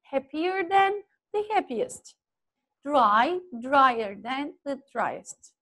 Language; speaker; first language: English; non-native, fluent; Turkish